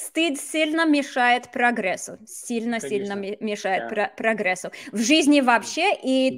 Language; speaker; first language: Russian; non-native, fluent; English